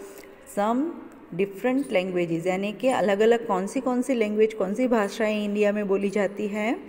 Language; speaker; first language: Hindi; non-native, local second language; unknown